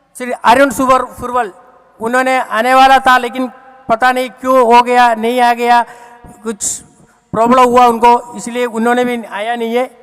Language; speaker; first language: Hindi; non-native, local second language; Malayalam